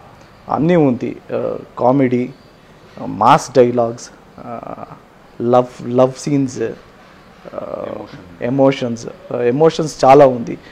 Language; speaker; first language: Telugu; non-native, learner; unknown